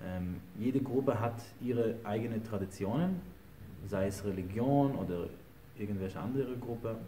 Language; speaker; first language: German; non-native, fluent; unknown